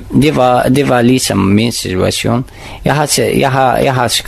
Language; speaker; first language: Danish; non-native, learner; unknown